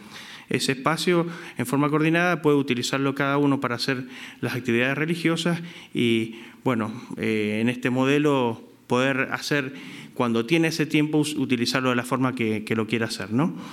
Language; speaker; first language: Spanish; native; Spanish